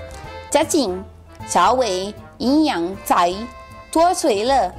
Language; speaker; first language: Chinese; non-native, learner; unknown